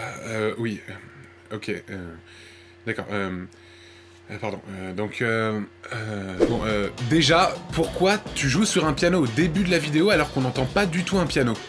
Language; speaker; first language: French; native; French